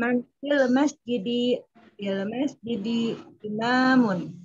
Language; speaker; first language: Arabic; non-native, learner; Indonesian